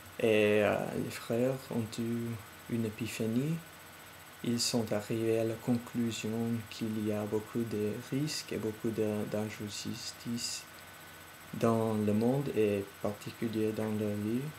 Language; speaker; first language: French; non-native, learner; English